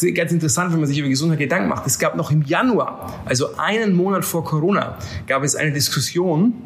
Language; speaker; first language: German; native; German